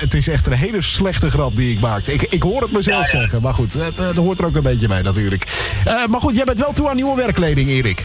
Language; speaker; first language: Dutch; native; Dutch